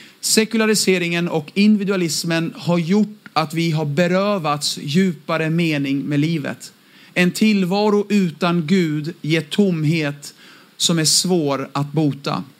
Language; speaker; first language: Swedish; early bilingual, other home language; Aramaic